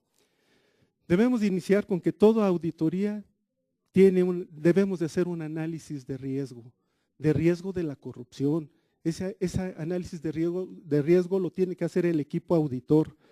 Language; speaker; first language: Spanish; native; Spanish